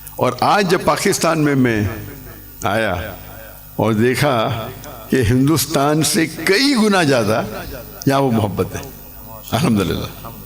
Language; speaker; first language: Urdu; non-native, local second language; English